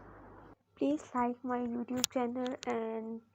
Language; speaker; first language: English; non-native, local second language; Urdu